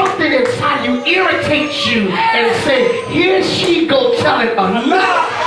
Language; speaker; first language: English; native; English